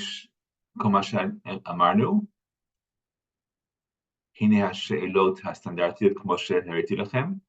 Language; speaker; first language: Hebrew; non-native, fluent; English